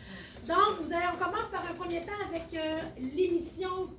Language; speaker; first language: French; native; French